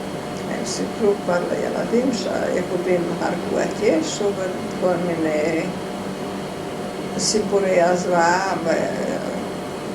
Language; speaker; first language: Hebrew; non-native, fluent; Hungarian